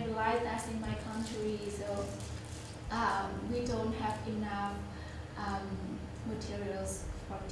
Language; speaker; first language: English; non-native, fluent; Vietnamese